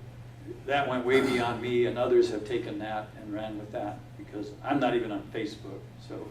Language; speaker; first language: English; native; English